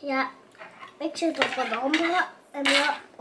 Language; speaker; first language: Dutch; early bilingual, other home language; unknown